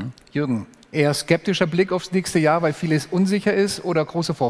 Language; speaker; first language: German; native; German